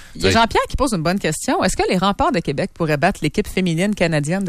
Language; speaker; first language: French; native; French